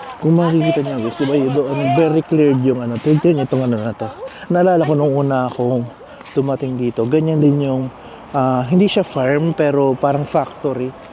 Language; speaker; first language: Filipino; native; Filipino